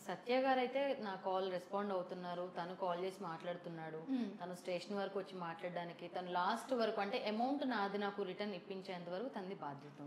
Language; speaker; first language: Telugu; native; Telugu